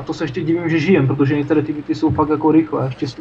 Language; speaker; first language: Czech; native; Czech